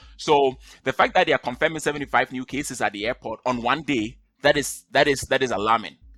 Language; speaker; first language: English; non-native, local second language; Akan